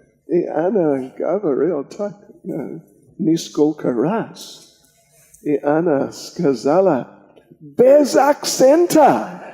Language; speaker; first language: Russian; non-native, learner; English